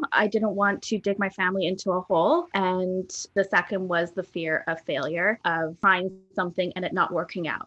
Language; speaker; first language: English; native; English